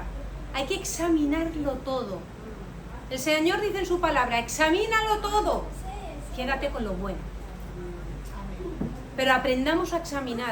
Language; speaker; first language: Spanish; native; Spanish